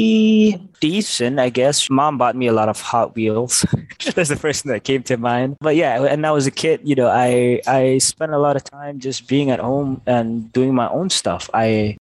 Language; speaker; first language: English; non-native, local second language; Malay